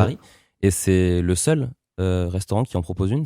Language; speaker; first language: French; native; French